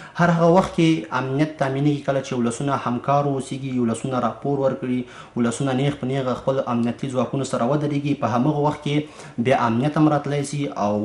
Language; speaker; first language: Pashto; native; Pashto